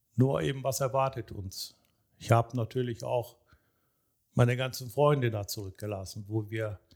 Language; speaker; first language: German; early bilingual, other home language; Turkish